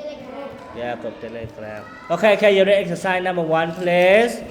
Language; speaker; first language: English; non-native, fluent; Khmer